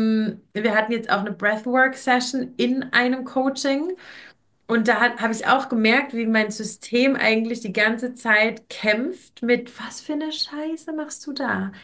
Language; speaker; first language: German; native; German